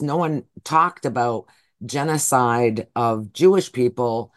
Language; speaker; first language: English; native; English